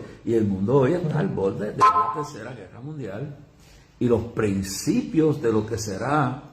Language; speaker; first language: Spanish; native; Spanish